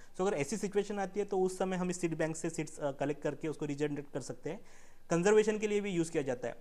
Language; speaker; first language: Hindi; non-native, local second language; Marathi